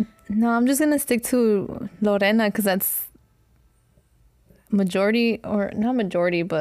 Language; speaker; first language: English; early bilingual, other home language; Spanish